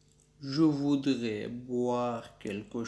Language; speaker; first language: French; non-native, learner; Pashto